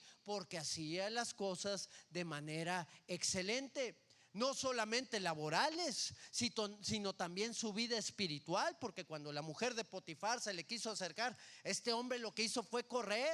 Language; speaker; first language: Spanish; native; Spanish